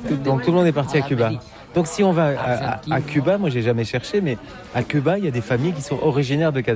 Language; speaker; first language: French; native; French